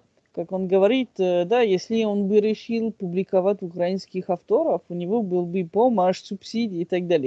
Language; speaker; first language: Russian; non-native, fluent; French